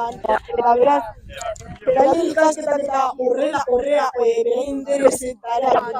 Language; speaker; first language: Basque; native; Basque